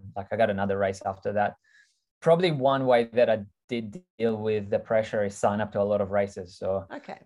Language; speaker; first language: English; early bilingual, other home language; Russian